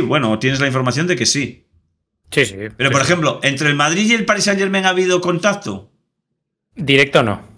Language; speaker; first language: Spanish; native; Spanish